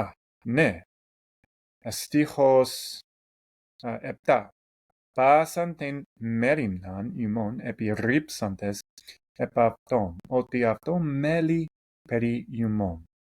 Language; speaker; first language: Greek; non-native, fluent; English